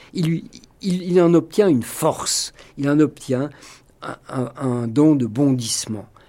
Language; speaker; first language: French; non-native, local second language; Swiss German